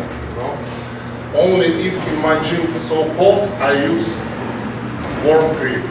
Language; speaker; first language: English; non-native, learner; Russian